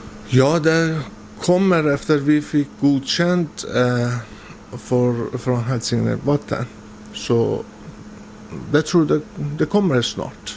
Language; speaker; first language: Swedish; non-native, learner; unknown